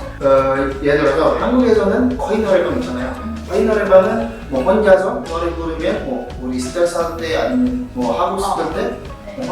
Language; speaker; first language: Korean; non-native, learner; Indonesian